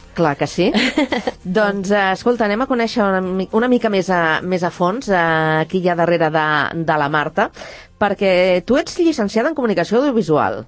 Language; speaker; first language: Catalan; native; Catalan